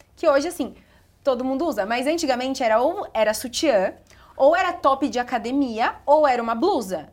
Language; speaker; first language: Portuguese; native; Portuguese